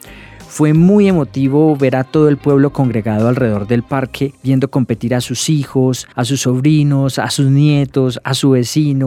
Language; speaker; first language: Spanish; native; Spanish